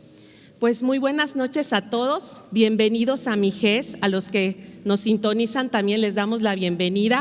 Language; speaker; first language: Spanish; native; Spanish